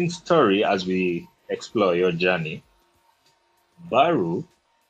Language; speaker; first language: English; non-native, local second language; Ganda